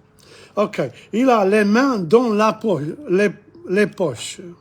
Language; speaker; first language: French; non-native, fluent; English